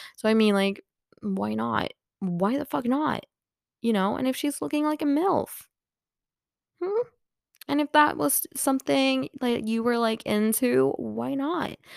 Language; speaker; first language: English; non-native, fluent; Swedish